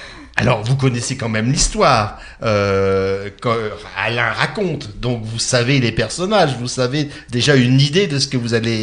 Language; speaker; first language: French; native; French